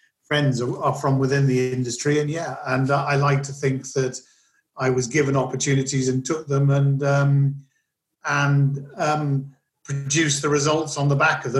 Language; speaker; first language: English; native; English